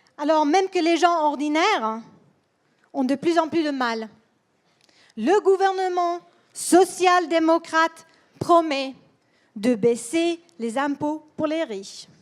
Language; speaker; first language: French; non-native, fluent; Swedish